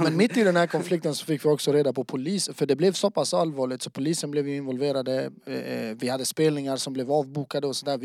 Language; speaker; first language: Swedish; early bilingual, other home language; Albanian